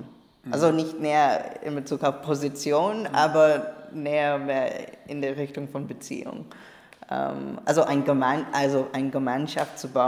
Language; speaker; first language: German; non-native, learner; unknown